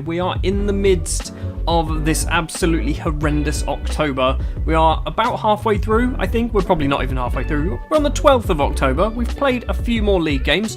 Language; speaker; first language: English; native; English